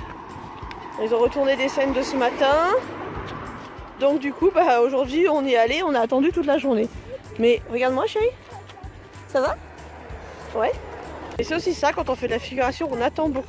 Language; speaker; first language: French; native; French